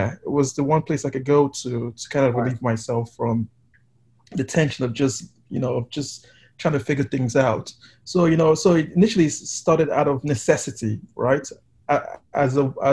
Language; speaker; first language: English; native; English